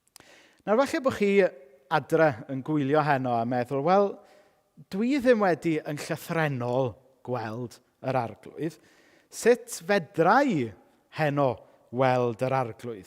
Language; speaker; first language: Welsh; native; Welsh